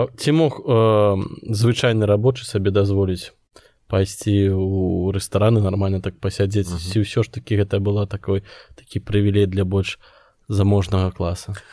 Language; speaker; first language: Belarusian; non-native, local second language; Russian